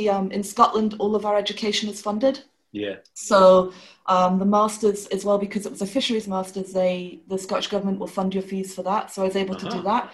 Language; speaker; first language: English; native; English